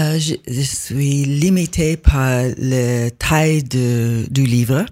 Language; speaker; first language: French; non-native, learner; English